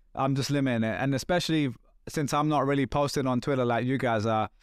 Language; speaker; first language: English; native; English